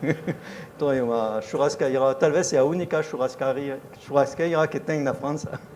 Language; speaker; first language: Portuguese; non-native, fluent; French